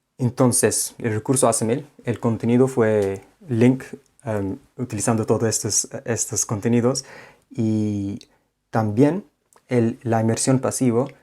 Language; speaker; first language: Spanish; non-native, fluent; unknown